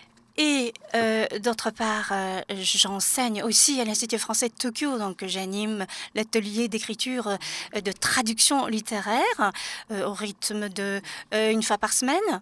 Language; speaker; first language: French; non-native, fluent; Japanese